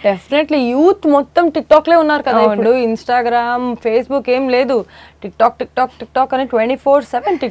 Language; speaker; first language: Telugu; non-native, fluent; Kannada